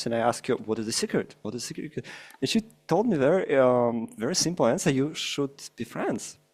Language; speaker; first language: English; non-native, fluent; Russian